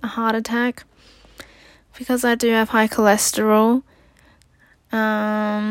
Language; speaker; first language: English; native; English